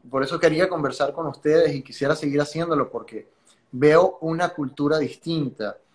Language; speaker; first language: Spanish; native; Spanish